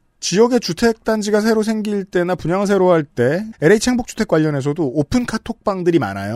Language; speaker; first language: Korean; native; Korean